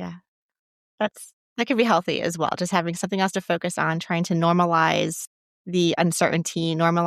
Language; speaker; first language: English; native; English